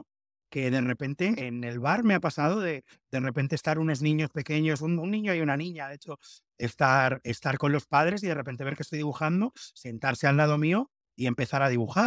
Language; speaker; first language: Spanish; native; Spanish